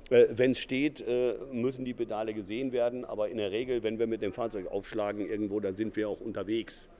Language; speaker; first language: German; native; German